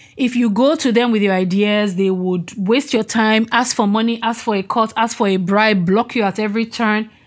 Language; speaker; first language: English; non-native, local second language; Yoruba